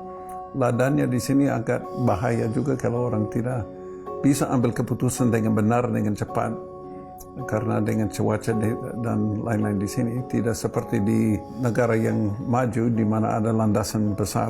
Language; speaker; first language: Indonesian; non-native, fluent; English